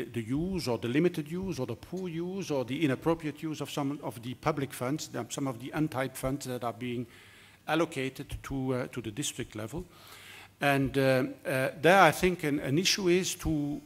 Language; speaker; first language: English; non-native, fluent; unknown